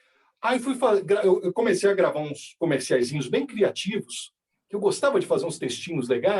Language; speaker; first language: Portuguese; native; Portuguese